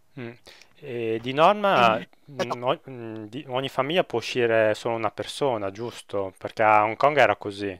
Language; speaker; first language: Italian; native; Italian